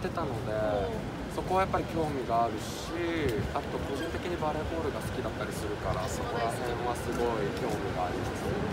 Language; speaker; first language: Japanese; native; Japanese